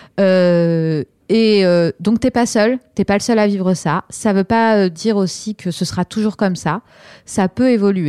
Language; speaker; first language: French; native; French